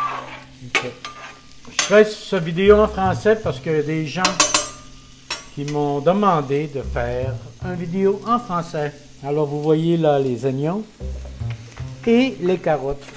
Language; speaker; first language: French; non-native, fluent; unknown